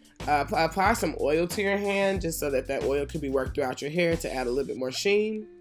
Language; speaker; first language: English; native; English